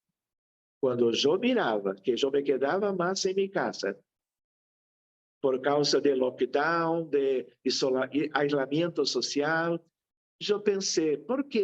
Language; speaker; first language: Spanish; non-native, fluent; Portuguese